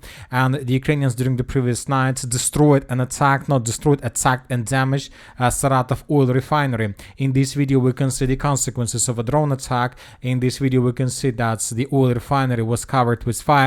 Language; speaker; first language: English; non-native, fluent; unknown